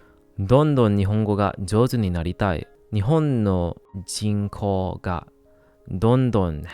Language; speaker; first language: Japanese; non-native, learner; English